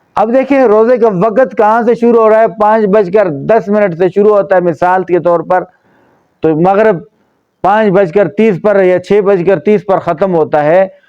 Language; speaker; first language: Urdu; non-native, local second language; Pashto